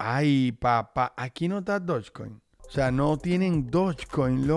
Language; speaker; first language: Spanish; native; Spanish